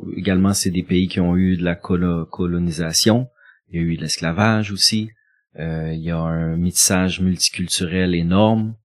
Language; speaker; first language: French; native; French